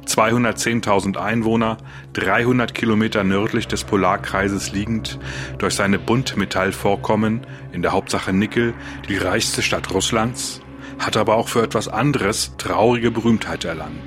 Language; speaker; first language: German; native; German